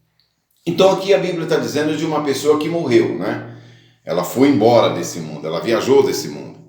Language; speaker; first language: Portuguese; native; Portuguese